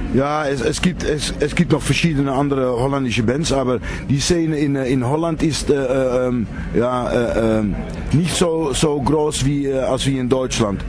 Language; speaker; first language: German; non-native, fluent; Dutch